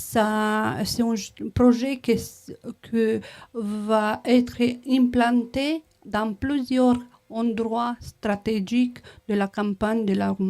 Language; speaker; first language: French; non-native, learner; Romanian